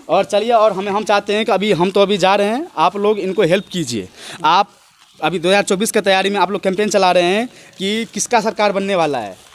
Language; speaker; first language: Hindi; native; Hindi